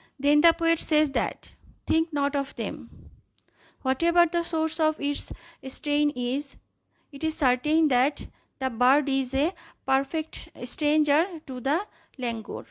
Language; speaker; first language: English; non-native, local second language; Bangla